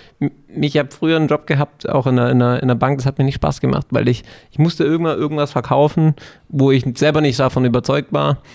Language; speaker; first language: German; native; German